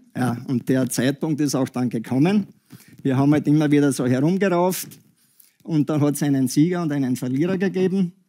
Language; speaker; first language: German; native; German